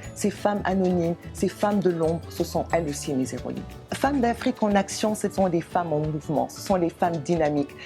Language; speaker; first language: French; non-native, local second language; Wolof